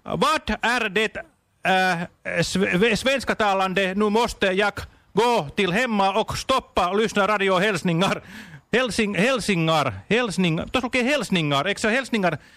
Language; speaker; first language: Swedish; non-native, learner; Finnish